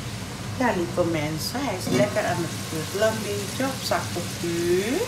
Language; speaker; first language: Dutch; non-native, local second language; Caribbean Hindustani